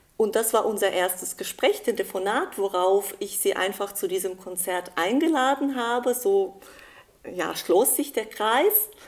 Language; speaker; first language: German; non-native, fluent; Ukrainian